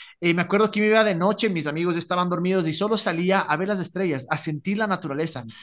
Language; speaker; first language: Spanish; native; Spanish